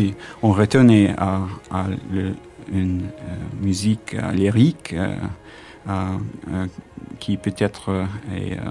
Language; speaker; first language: French; non-native, learner; English